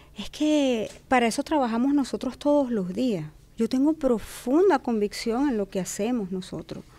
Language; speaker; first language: Spanish; native; Spanish